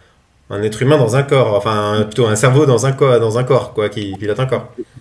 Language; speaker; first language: French; native; French